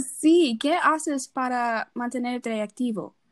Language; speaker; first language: Spanish; non-native, learner; English